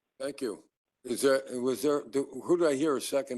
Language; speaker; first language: English; native; English